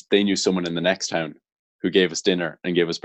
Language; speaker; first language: English; native; English